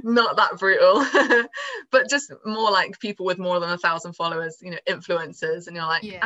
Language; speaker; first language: English; native; English